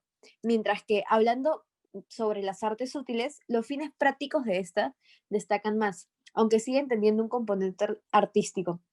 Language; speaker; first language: Spanish; native; Spanish